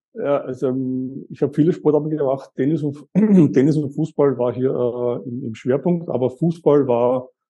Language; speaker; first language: German; native; German